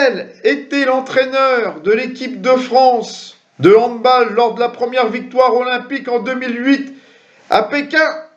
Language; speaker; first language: French; native; French